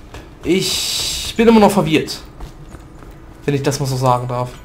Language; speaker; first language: German; native; German